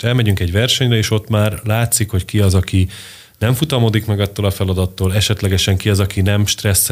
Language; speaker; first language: Hungarian; native; Hungarian